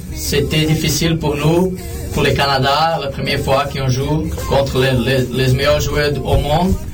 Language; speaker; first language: French; non-native, fluent; Portuguese